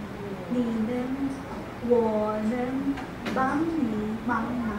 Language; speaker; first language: Chinese; non-native, learner; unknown